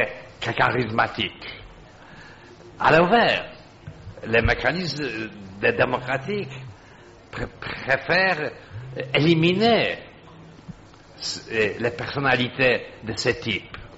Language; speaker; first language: French; non-native, fluent; Polish